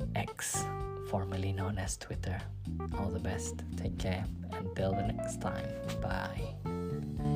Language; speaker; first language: English; non-native, local second language; Malay